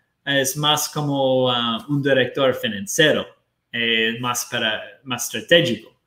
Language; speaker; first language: Spanish; non-native, fluent; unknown